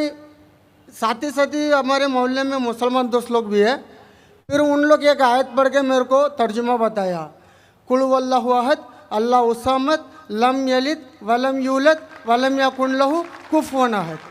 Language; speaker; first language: Hindi; non-native, local second language; Tamil